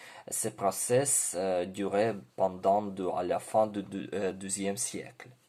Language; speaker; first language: French; non-native, learner; Ukrainian